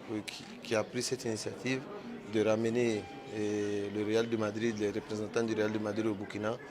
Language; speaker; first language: French; native; French